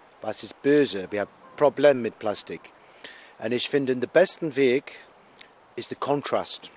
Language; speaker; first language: German; non-native, learner; English